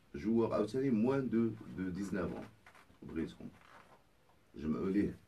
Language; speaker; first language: French; non-native, local second language; Arabic